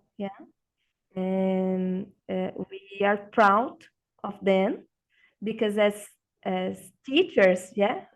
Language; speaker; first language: English; non-native, learner; Portuguese